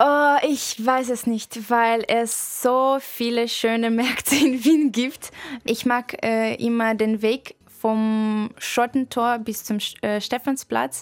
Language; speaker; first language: German; non-native, fluent; Russian